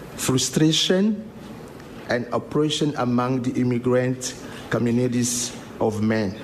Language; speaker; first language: English; non-native, learner; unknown